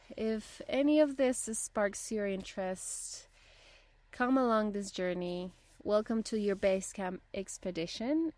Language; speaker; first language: English; non-native, fluent; Spanish